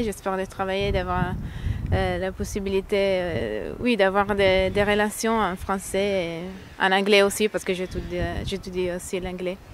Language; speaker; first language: French; non-native, fluent; Italian